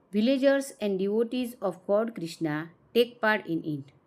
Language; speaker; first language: English; non-native, local second language; Gujarati